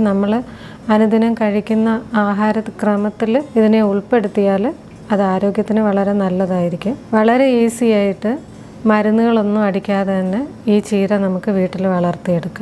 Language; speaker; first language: Malayalam; native; Malayalam